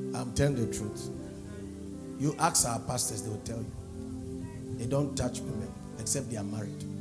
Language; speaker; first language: English; non-native, local second language; Akan